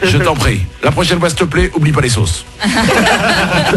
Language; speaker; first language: French; native; French